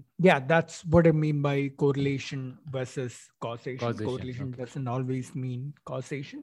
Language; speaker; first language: English; non-native, local second language; Malayalam